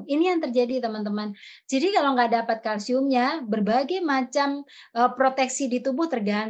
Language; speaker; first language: Indonesian; native; Indonesian